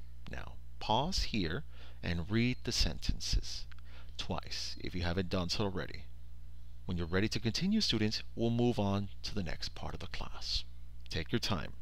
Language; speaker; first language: English; early bilingual, other home language; Spanish